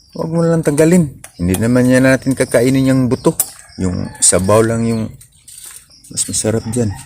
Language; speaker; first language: Filipino; native; Filipino